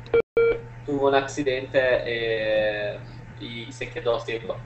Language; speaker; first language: Spanish; non-native, fluent; Italian